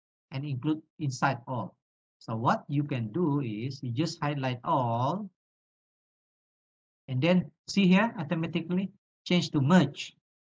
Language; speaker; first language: English; non-native, local second language; Malay